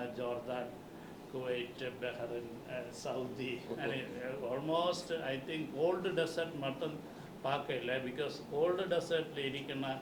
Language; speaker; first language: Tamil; non-native, learner; Malayalam